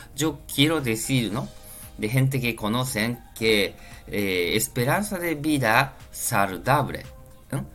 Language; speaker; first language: Spanish; non-native, learner; Japanese